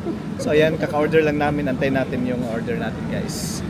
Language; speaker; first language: Filipino; native; Filipino